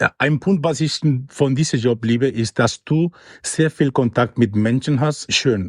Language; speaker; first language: German; non-native, learner; Spanish